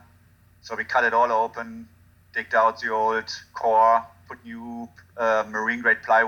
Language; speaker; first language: English; non-native, fluent; German